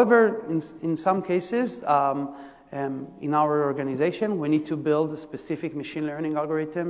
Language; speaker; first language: English; non-native, fluent; Hebrew